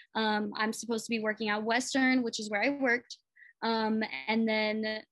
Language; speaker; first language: English; native; English